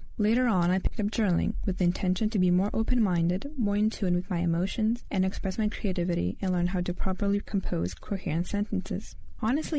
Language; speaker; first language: English; non-native, fluent; Lithuanian